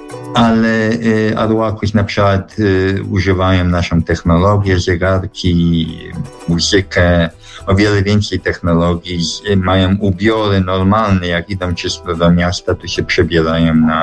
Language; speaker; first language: Polish; early bilingual, heritage; Polish